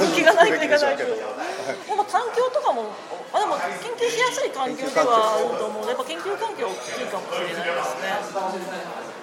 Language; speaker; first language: Japanese; native; Japanese